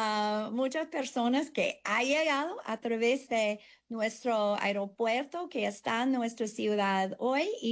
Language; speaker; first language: Spanish; non-native, fluent; English